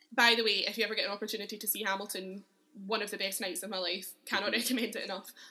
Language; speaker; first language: English; native; English